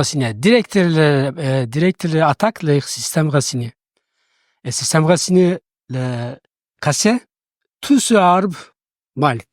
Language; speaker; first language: French; non-native, learner; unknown